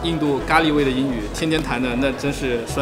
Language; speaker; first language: Chinese; native; Chinese